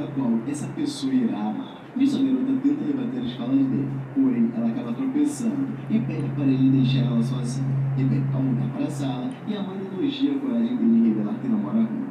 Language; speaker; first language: Portuguese; native; Portuguese